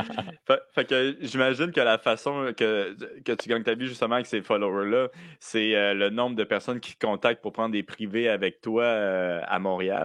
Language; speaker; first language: French; native; French